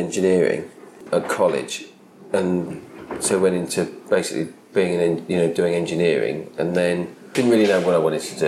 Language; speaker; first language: English; native; English